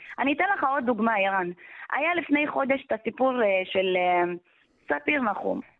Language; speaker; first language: Hebrew; non-native, local second language; Arabic